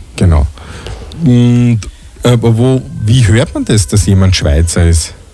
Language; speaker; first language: German; native; German